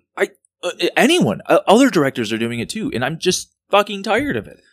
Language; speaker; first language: English; native; English